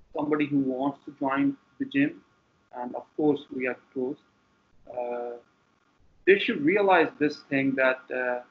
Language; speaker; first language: English; non-native, local second language; Punjabi